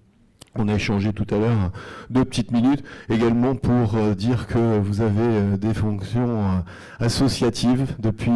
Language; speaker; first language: French; native; French